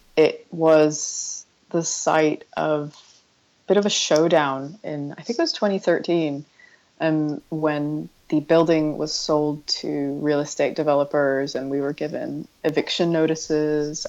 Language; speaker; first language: English; native; English